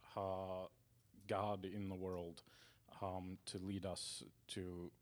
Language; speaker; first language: English; native; English